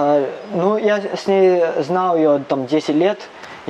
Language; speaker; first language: Russian; non-native, learner; Cantonese